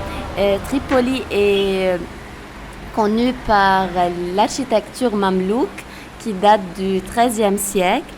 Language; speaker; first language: French; non-native, local second language; Arabic